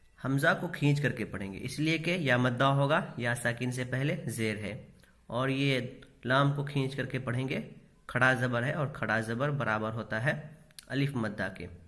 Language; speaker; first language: Urdu; native; Urdu